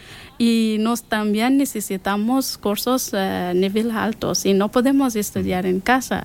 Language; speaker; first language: Spanish; non-native, learner; Persian